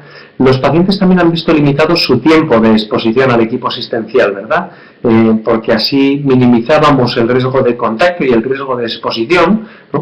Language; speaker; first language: Spanish; native; Spanish